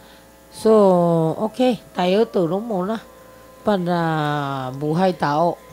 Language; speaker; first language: Filipino; non-native, learner; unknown